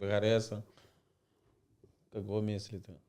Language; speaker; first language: Bulgarian; non-native, learner; Portuguese